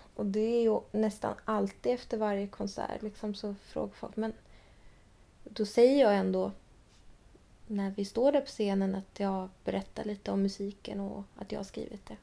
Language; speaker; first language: Swedish; native; Swedish